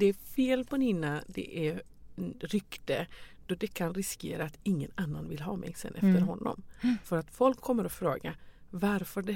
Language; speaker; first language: Swedish; non-native, fluent; Persian